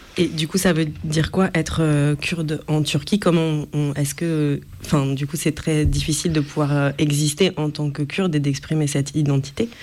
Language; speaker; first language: French; native; French